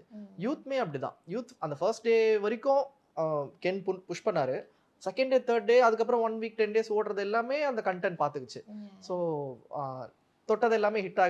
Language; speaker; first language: Tamil; native; Tamil